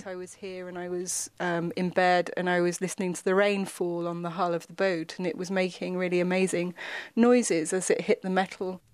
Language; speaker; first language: English; native; English